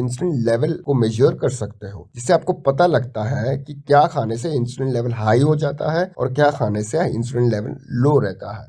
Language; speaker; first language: Hindi; native; Hindi